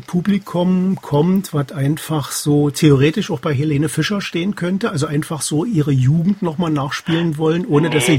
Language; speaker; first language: German; native; German